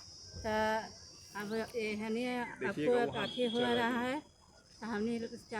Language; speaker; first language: Hindi; non-native, local second language; Magahi